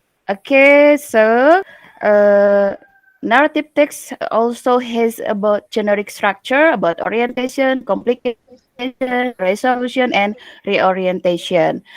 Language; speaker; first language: English; non-native, learner; Indonesian